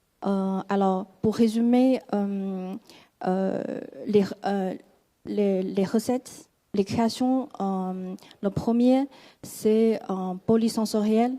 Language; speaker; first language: French; non-native, fluent; Chinese